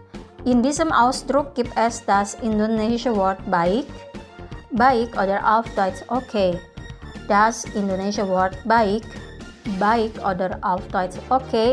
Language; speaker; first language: German; non-native, fluent; Indonesian